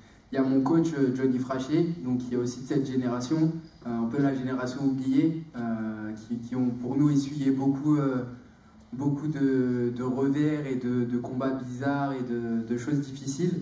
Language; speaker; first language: French; native; French